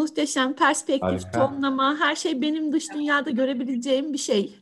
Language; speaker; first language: Turkish; native; Turkish